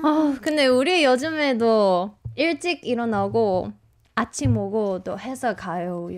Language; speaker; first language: Korean; non-native, fluent; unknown